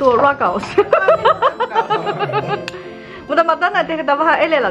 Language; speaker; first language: Finnish; non-native, learner; Chinese